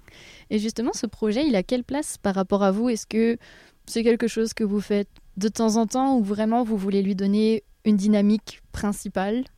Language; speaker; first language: French; native; French